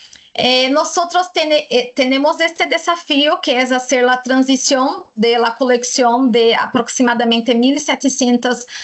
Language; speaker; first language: Spanish; non-native, fluent; Portuguese